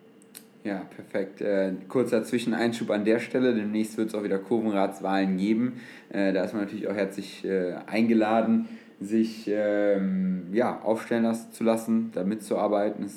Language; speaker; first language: German; native; German